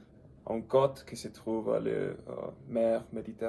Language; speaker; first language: French; non-native, learner; English